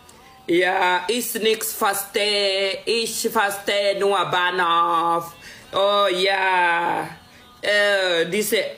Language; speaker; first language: German; non-native, learner; Swahili